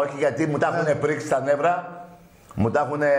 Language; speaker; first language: Greek; native; Greek